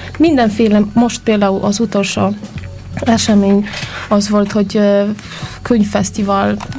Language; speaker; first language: Hungarian; non-native, fluent; Polish